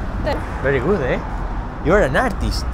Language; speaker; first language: English; non-native, learner; Spanish